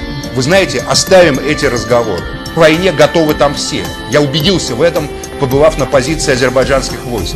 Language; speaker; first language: Russian; non-native, local second language; Azerbaijani